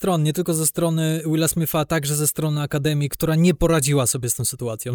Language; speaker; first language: Polish; native; Polish